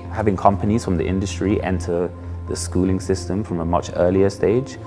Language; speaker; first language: English; native; English